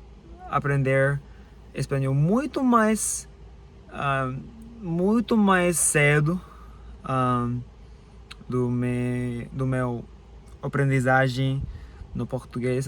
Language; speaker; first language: Portuguese; non-native, learner; English